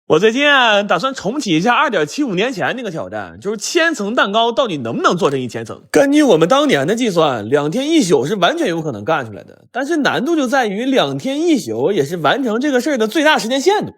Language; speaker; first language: Chinese; native; Chinese